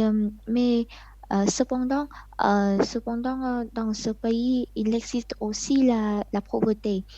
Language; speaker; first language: French; non-native, learner; Vietnamese